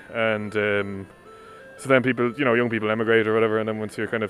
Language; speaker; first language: English; non-native, local second language; Irish